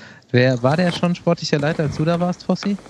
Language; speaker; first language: German; native; German